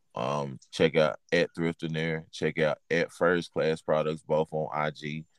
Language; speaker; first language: English; native; English